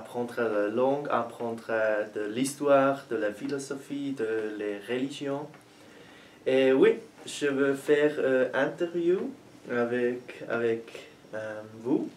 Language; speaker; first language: French; non-native, learner; German